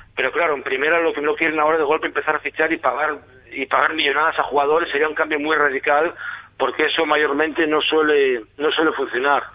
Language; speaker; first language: Spanish; non-native, fluent; German